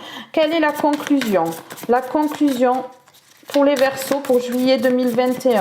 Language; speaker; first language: French; native; French